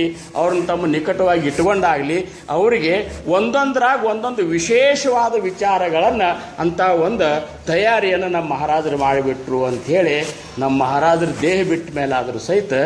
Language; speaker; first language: Kannada; native; Kannada